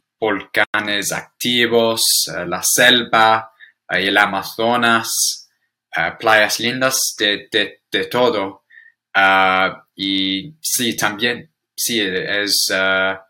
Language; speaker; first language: Spanish; non-native, learner; English